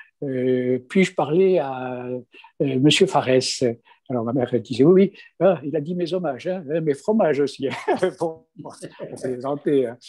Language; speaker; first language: French; non-native, local second language; Kabyle